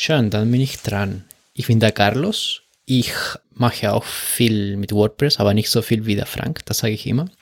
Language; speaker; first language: German; non-native, fluent; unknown